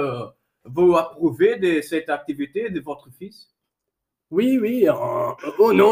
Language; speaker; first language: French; non-native, learner; Portuguese